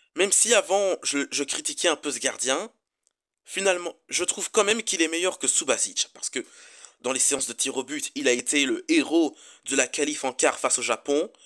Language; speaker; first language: French; native; French